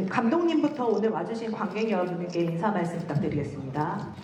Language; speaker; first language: Korean; native; Korean